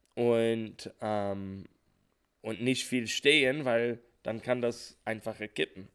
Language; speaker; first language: German; non-native, fluent; English